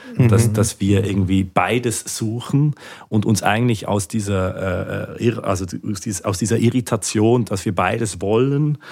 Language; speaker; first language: German; native; German